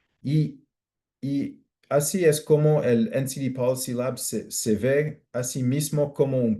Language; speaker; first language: Spanish; non-native, fluent; English